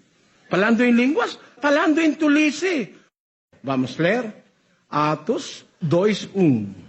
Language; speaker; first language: Portuguese; non-native, learner; Filipino